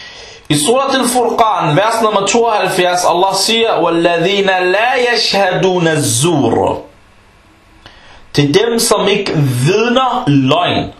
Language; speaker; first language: Danish; early bilingual, other home language; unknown